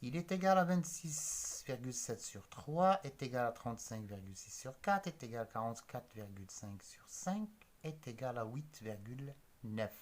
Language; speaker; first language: French; non-native, local second language; Arabic